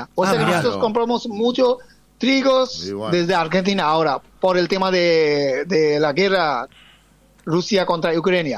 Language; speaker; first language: Spanish; non-native, fluent; Bangla